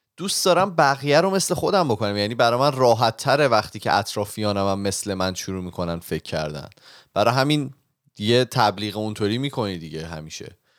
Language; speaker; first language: Persian; native; Persian